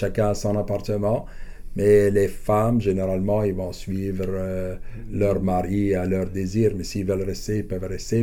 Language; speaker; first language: French; non-native, local second language; Arabic